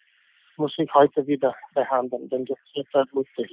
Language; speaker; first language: German; non-native, fluent; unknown